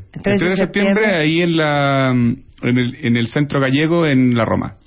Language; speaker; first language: Spanish; native; Spanish